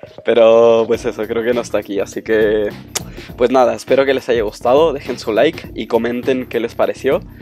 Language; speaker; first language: Spanish; native; Spanish